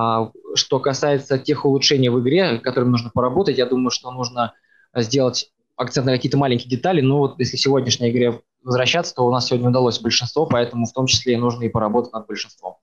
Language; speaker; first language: Russian; native; Russian